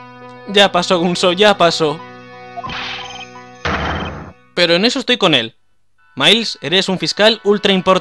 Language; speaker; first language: Spanish; native; Spanish